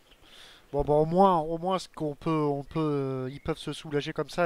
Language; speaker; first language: French; native; French